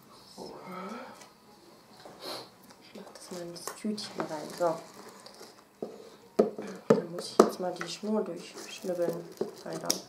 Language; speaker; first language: German; native; German